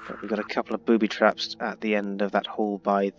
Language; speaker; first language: English; native; English